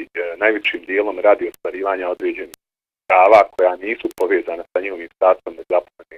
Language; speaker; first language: Bosnian; native; Bosnian